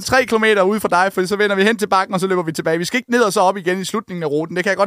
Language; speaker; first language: Danish; native; Danish